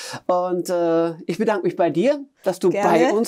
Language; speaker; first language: German; native; German